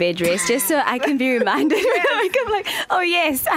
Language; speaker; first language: English; non-native, local second language; Tsonga